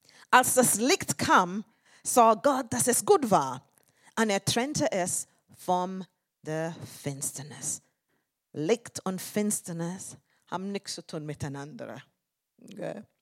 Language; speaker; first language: German; non-native, fluent; English